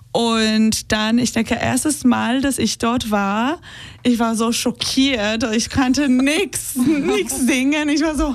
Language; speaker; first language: German; non-native, fluent; Hebrew